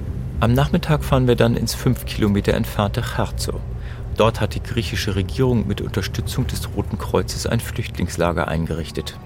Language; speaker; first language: German; native; German